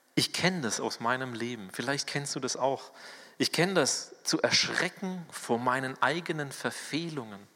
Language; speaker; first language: German; native; German